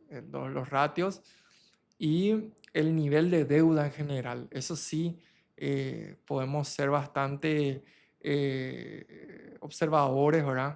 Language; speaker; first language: Spanish; native; Spanish